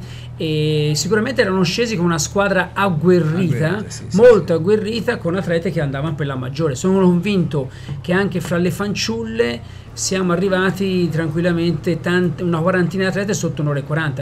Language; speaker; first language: Italian; native; Italian